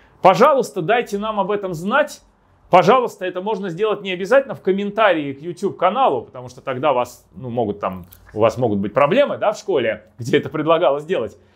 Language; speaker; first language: Russian; native; Russian